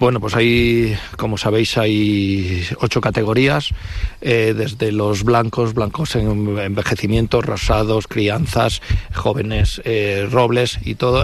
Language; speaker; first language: Spanish; native; Spanish